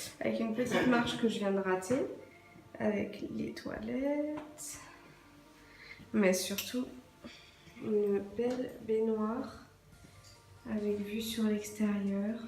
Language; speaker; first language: French; native; French